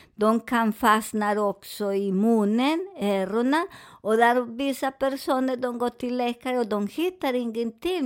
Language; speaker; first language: Swedish; non-native, fluent; Spanish